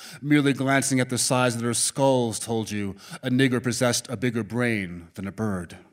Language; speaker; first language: English; native; English